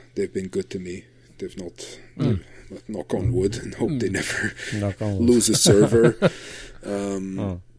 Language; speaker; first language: English; non-native, fluent; Dutch